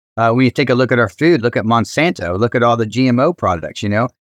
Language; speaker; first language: English; native; English